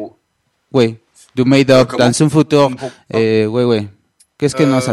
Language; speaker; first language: French; non-native, learner; Spanish